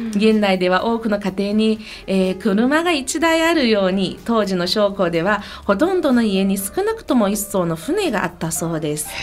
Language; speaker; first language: Japanese; non-native, fluent; Chinese